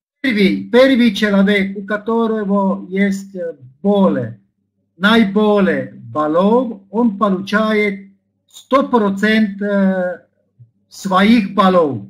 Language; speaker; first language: Russian; non-native, learner; Slovak